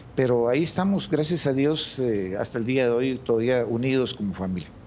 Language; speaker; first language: Spanish; native; Spanish